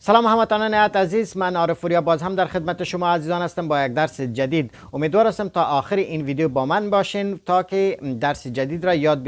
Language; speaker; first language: Persian; non-native, local second language; Pashto